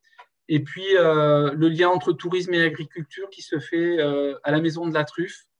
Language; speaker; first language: French; native; French